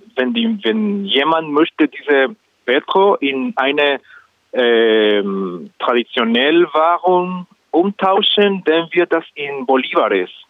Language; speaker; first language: German; non-native, learner; Spanish